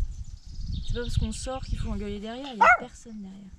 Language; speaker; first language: French; native; French